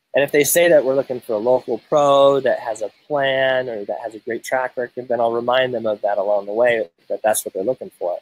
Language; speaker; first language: English; native; English